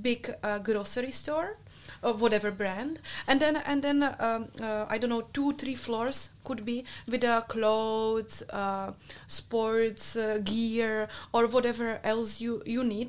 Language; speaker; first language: English; non-native, fluent; Czech